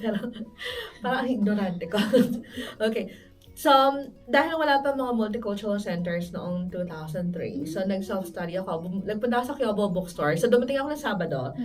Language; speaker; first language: Filipino; native; Filipino